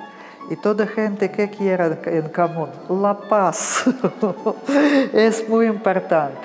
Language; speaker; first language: Spanish; non-native, fluent; Russian